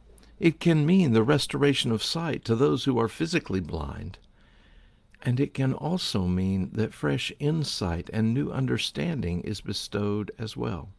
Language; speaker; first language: English; native; English